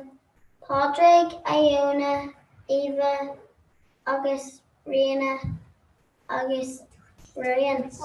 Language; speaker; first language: Irish; non-native, local second language; English